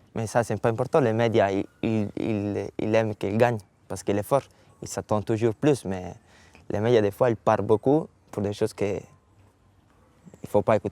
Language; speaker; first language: French; non-native, learner; Italian